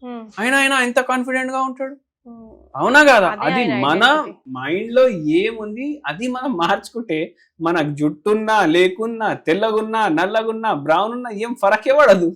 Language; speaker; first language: Telugu; native; Telugu